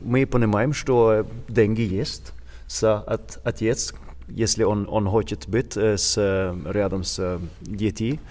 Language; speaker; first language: Russian; non-native, learner; Swedish